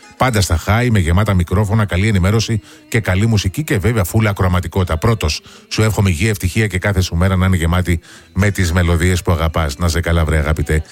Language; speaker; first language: Greek; native; Greek